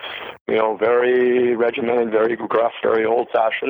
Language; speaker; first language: English; native; English